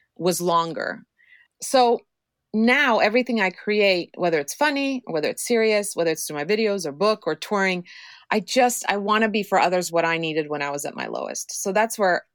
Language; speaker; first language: English; non-native, fluent; Croatian